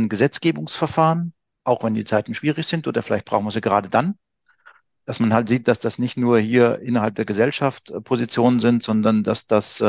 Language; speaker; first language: German; native; German